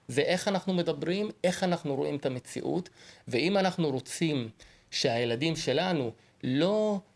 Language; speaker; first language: Hebrew; non-native, local second language; Arabic